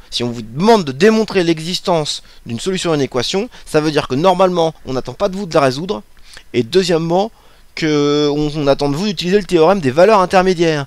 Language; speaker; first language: French; native; French